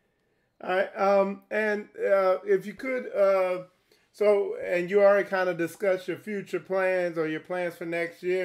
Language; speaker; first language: English; native; English